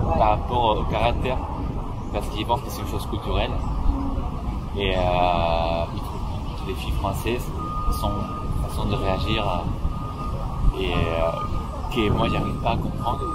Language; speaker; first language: French; non-native, fluent; Spanish